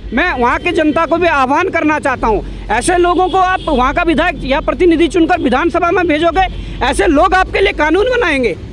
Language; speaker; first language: Hindi; native; Hindi